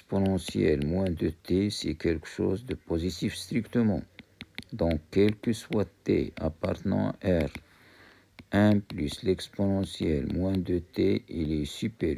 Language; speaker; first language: French; non-native, local second language; Arabic